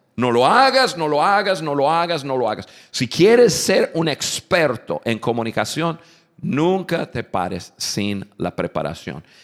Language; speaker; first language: Spanish; non-native, fluent; English